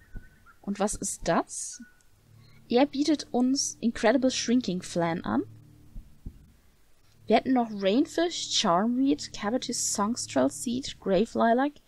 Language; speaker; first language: German; native; German